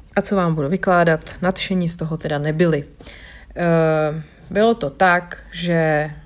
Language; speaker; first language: Czech; native; Czech